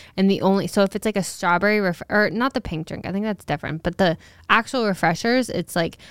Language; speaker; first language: English; native; English